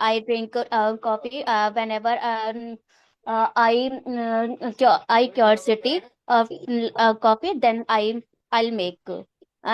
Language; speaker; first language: English; non-native, learner; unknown